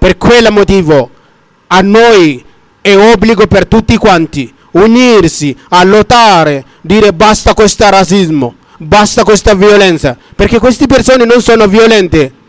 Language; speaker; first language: Italian; non-native, fluent; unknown